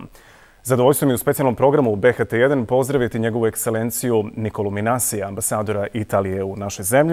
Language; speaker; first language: Serbian; native; Serbian